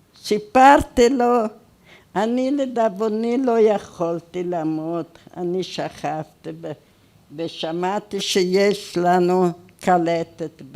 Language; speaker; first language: Hebrew; non-native, fluent; Hungarian